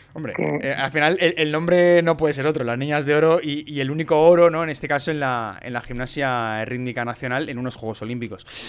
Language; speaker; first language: Spanish; native; Spanish